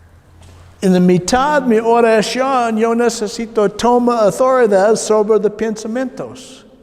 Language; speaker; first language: Spanish; non-native, learner; English